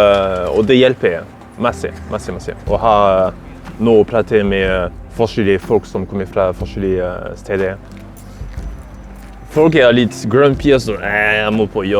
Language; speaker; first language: Norwegian; non-native, fluent; French